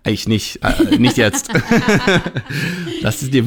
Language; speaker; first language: German; non-native, fluent; Hebrew